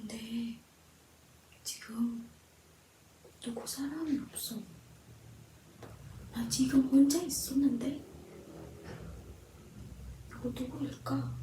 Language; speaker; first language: Korean; non-native, learner; Javanese